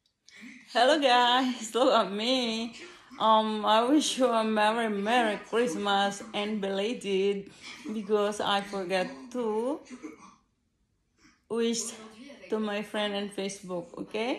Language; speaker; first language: English; non-native, learner; Filipino